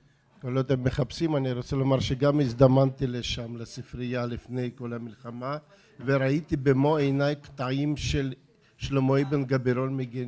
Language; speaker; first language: Hebrew; non-native, fluent; Russian